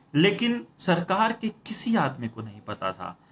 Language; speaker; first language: Hindi; native; Hindi